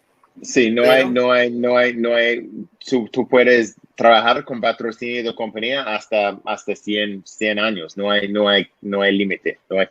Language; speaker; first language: Spanish; non-native, learner; English